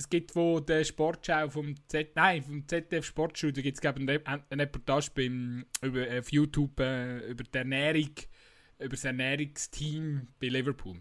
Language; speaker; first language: German; native; German